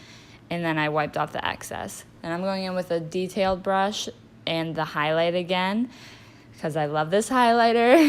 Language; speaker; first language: English; native; English